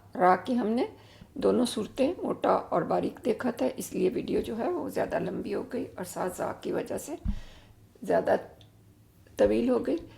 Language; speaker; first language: Urdu; native; Urdu